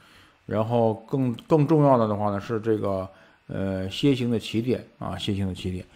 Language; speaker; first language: Chinese; native; Chinese